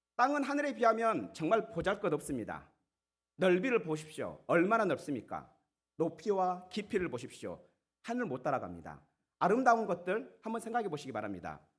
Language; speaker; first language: Korean; native; Korean